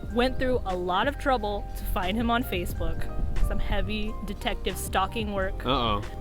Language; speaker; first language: English; native; English